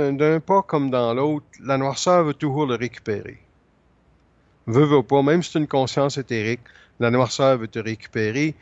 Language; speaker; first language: French; native; French